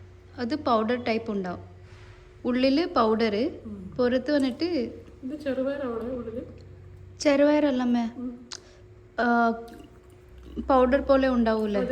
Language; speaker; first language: Malayalam; non-native, learner; Kannada